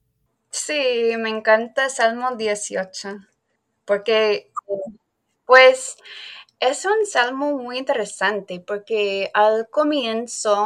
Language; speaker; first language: Spanish; non-native, fluent; English